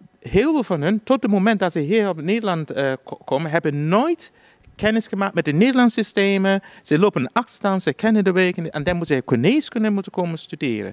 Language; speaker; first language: Dutch; non-native, fluent; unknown